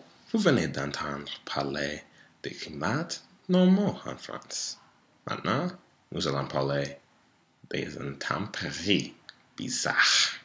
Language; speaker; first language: French; non-native, learner; English